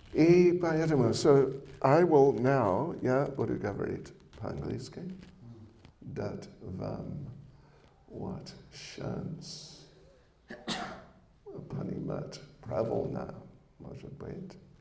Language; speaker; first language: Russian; non-native, learner; English